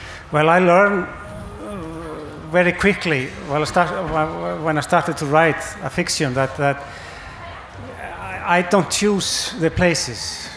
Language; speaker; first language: English; non-native, fluent; Icelandic